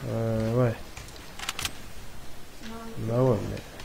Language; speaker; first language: French; native; French